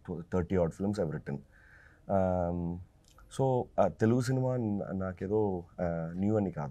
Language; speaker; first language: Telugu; non-native, local second language; Tamil